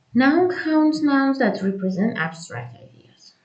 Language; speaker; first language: English; non-native, fluent; Persian